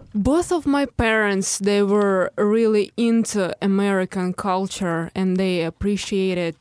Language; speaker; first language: English; non-native, fluent; Russian